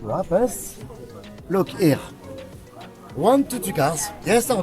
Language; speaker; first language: English; non-native, learner; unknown